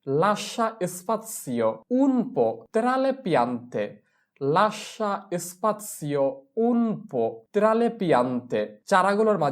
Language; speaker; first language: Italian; non-native, fluent; Bangla